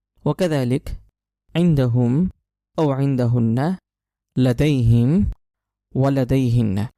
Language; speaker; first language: Arabic; non-native, fluent; Urdu